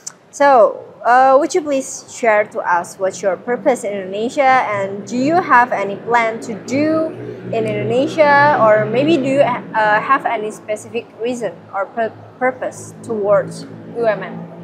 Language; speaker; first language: English; non-native, fluent; Indonesian